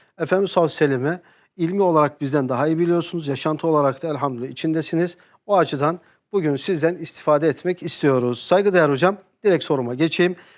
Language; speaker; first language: Turkish; native; Turkish